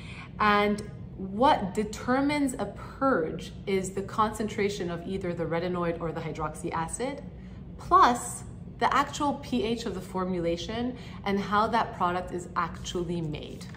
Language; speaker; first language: English; native; English